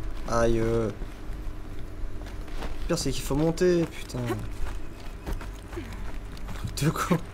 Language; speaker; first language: French; native; French